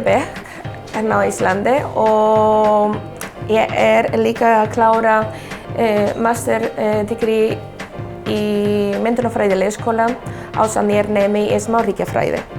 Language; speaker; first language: Icelandic; non-native, learner; Spanish